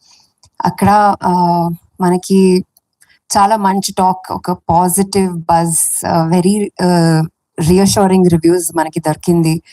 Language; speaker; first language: Telugu; non-native, fluent; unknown